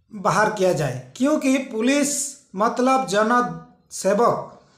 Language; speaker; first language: Hindi; non-native, local second language; Santali